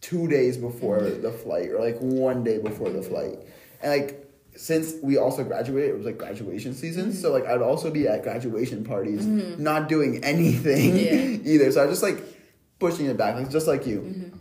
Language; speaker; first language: English; native; English